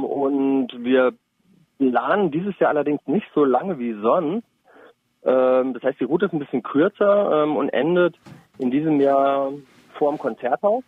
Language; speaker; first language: German; native; German